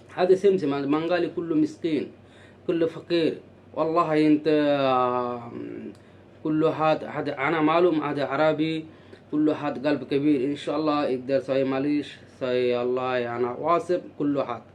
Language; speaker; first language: Arabic; non-native, learner; Bangla